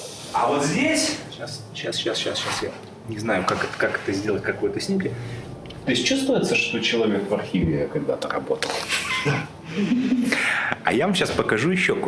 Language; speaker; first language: Russian; native; Russian